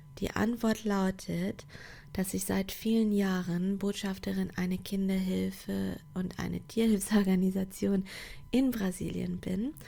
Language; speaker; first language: German; non-native, fluent; Portuguese